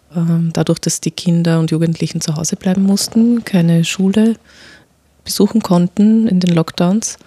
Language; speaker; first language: German; native; German